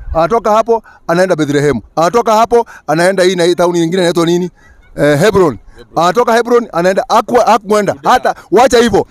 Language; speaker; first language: Swahili; non-native, local second language; Kikuyu